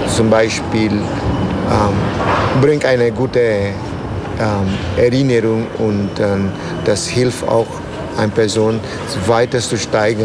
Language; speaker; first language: German; non-native, learner; Spanish